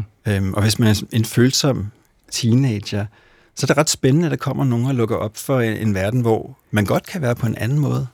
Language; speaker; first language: Danish; native; Danish